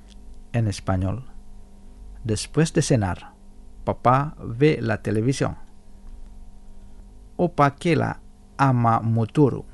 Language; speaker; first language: Spanish; non-native, fluent; Indonesian